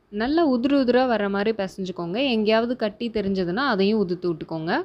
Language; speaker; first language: Tamil; native; Tamil